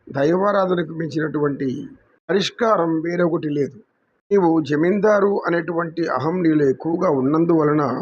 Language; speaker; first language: Telugu; native; Telugu